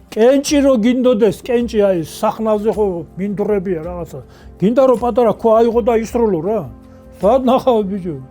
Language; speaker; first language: Georgian; non-native, local second language; Svan